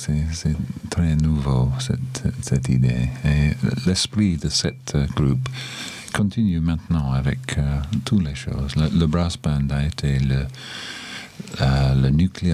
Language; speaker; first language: French; non-native, learner; English